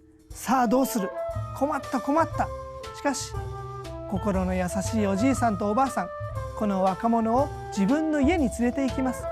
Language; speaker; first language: Japanese; native; Japanese